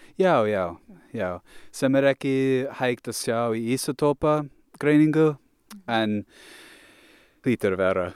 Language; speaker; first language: Icelandic; non-native, learner; English